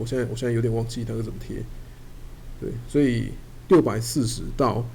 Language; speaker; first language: Chinese; native; Chinese